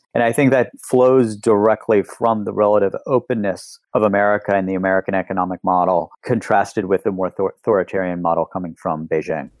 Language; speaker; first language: English; native; English